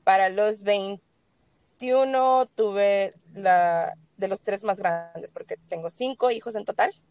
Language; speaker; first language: Spanish; early bilingual, heritage; Spanish